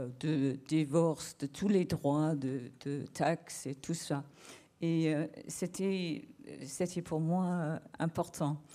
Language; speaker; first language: French; non-native, learner; English